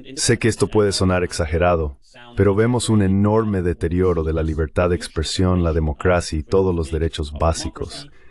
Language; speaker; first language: Spanish; native; Spanish